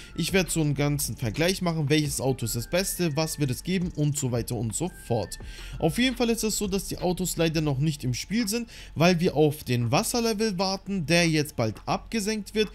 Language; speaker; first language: German; native; German